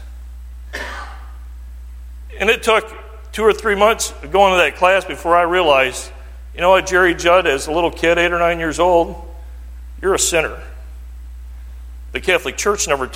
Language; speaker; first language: English; native; English